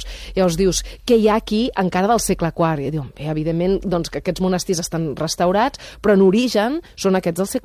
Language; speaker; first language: Catalan; native; Catalan